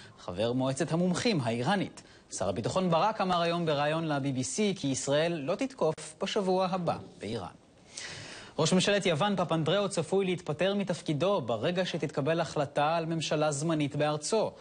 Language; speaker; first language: Hebrew; native; Hebrew